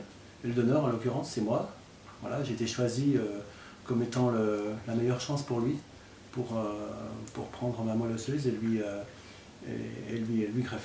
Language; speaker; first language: French; native; French